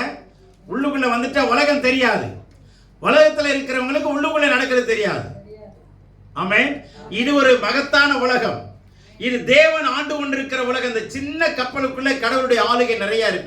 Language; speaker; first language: Tamil; native; Tamil